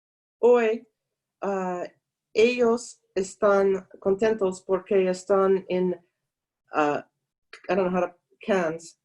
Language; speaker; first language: Spanish; non-native, learner; English